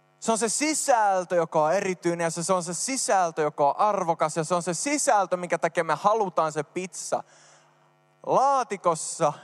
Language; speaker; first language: Finnish; early bilingual, heritage; Finnish